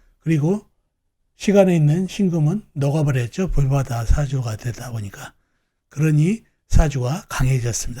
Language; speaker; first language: Korean; native; Korean